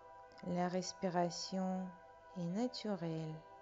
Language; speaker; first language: French; non-native, fluent; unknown